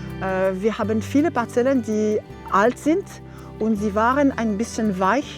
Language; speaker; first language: German; non-native, learner; French